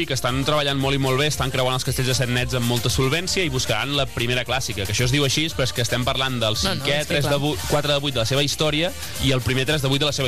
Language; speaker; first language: Catalan; native; Catalan